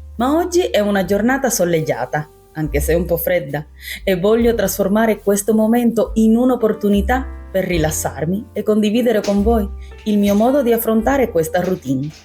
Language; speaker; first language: Italian; non-native, fluent; Spanish